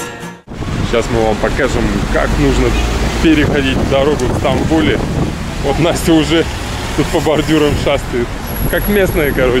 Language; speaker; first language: Russian; native; Russian